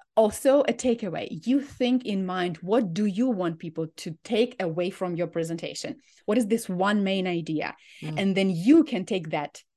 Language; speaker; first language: English; non-native, fluent; Ukrainian